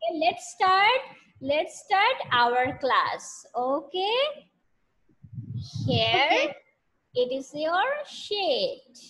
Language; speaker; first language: English; non-native, learner; Bangla